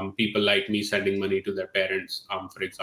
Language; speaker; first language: English; non-native, local second language; Urdu